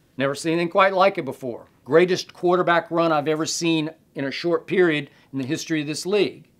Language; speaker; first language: English; native; English